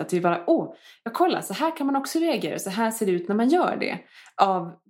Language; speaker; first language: Swedish; native; Swedish